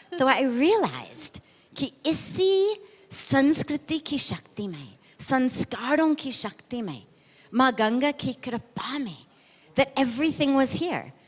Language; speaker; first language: Hindi; non-native, fluent; English